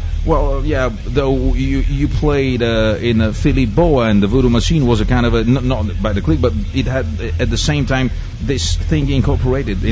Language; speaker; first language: English; non-native, fluent; Bulgarian